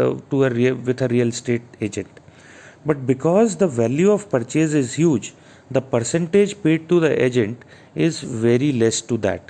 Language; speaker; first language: English; non-native, local second language; Hindi